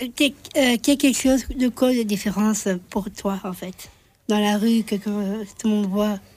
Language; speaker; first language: French; native; French